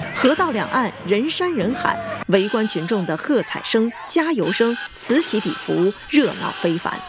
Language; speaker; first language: Chinese; native; Chinese